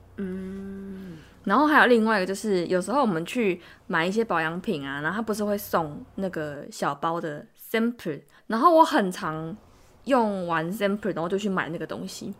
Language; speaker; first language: Chinese; native; Chinese